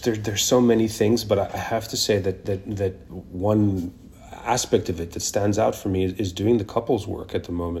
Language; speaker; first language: English; non-native, local second language; Hebrew